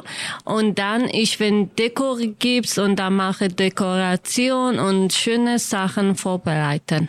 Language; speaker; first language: German; non-native, learner; Kurdish